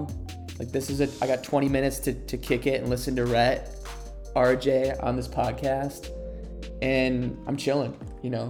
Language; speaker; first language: English; native; English